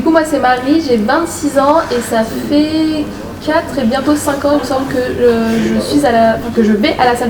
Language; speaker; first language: French; native; French